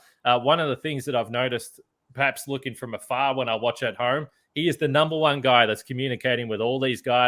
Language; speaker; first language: English; native; English